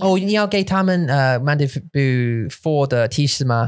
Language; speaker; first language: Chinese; non-native, learner; English